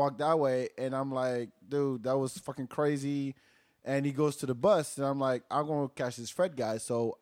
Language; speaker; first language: English; non-native, fluent; Wolof